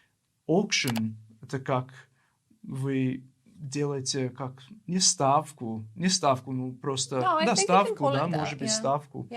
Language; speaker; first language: Russian; non-native, learner; English